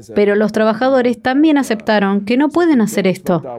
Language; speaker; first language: Spanish; non-native, fluent; Korean